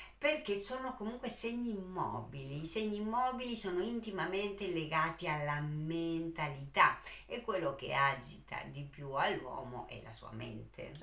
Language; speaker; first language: Italian; non-native, fluent; Spanish